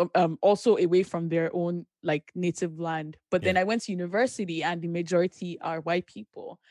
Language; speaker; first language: English; non-native, local second language; Yoruba